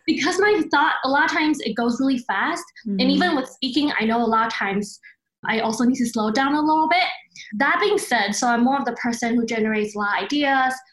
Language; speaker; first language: English; early bilingual, other home language; Chinese